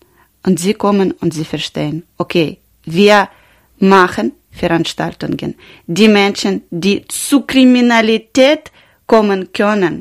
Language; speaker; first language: German; non-native, learner; Ukrainian